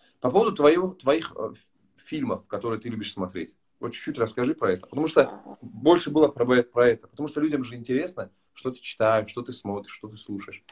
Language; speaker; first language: Russian; non-native, local second language; Tajik